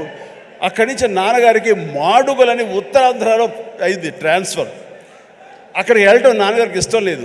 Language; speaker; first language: Telugu; native; Telugu